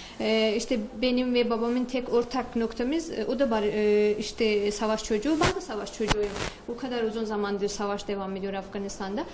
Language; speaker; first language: Turkish; non-native, fluent; Persian